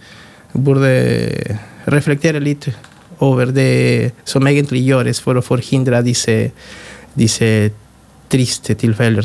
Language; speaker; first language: Norwegian; non-native, fluent; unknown